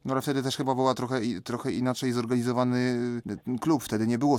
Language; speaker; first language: Polish; native; Polish